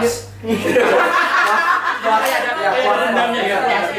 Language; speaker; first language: Indonesian; native; Indonesian